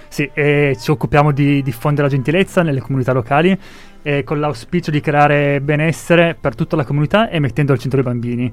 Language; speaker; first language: Italian; native; Italian